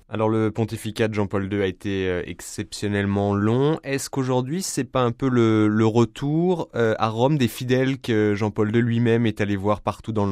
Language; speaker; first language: French; native; French